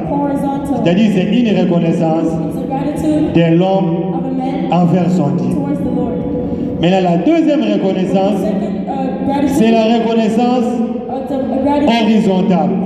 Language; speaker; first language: French; non-native, local second language; Lingala